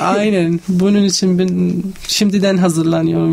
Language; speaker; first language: Turkish; non-native, fluent; Arabic